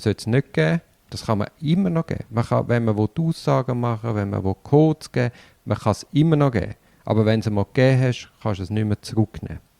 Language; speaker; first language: German; native; German